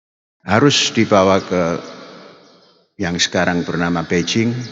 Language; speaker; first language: Indonesian; native; Indonesian